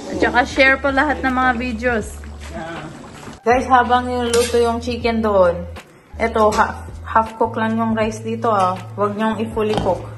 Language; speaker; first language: Filipino; early bilingual, other home language; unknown